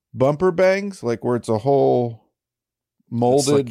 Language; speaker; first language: English; native; English